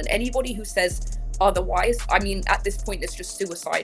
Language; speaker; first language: English; early bilingual, other home language; Persian